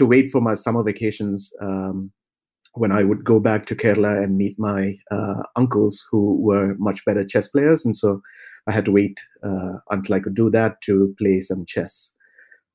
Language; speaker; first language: English; non-native, local second language; Malayalam